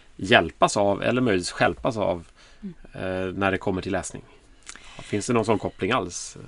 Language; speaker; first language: Swedish; native; Swedish